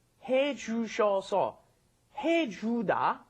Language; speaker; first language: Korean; non-native, fluent; English